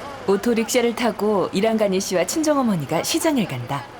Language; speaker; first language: Korean; native; Korean